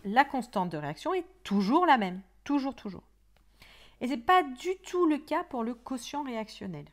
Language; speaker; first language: French; native; French